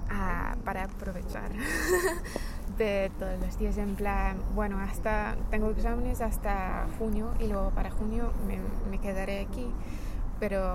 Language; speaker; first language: Spanish; non-native, fluent; English